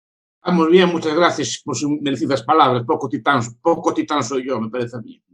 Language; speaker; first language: Spanish; native; Spanish